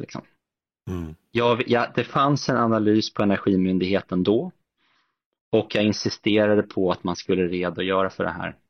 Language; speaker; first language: Swedish; native; Swedish